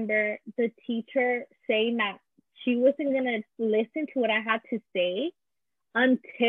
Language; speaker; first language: English; early bilingual, other home language; Spanish